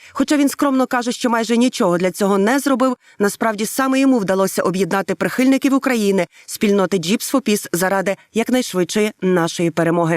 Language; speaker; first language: Ukrainian; native; Ukrainian